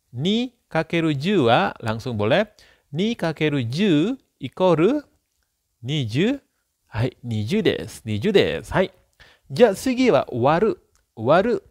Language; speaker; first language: Indonesian; native; Indonesian